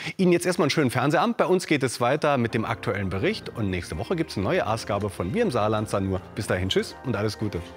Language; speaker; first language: German; native; German